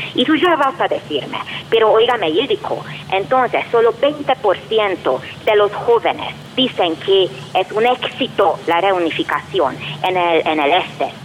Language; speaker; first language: Spanish; non-native, fluent; Hungarian